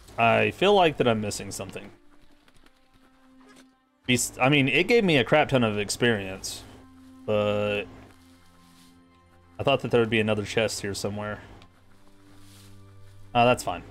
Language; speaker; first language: English; native; English